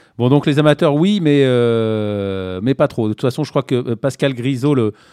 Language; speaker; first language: French; native; French